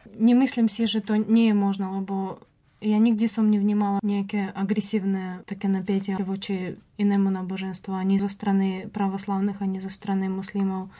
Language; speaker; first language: Slovak; non-native, fluent; Russian